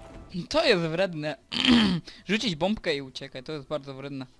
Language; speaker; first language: Polish; native; Polish